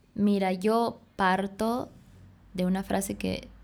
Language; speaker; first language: Spanish; native; Spanish